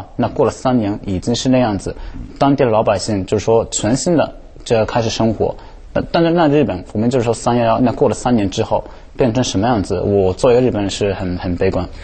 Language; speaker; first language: Chinese; non-native, fluent; Japanese